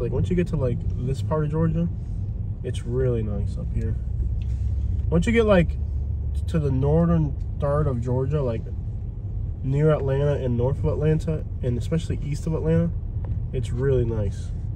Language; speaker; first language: English; native; English